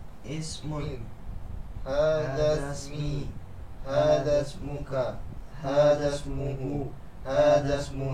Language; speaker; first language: Arabic; non-native, learner; Indonesian